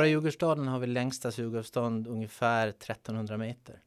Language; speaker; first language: Swedish; native; Swedish